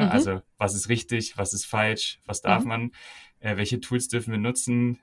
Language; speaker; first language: German; native; German